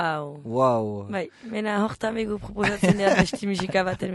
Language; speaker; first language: Basque; native; Basque